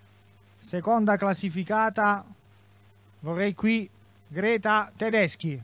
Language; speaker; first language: Italian; native; Italian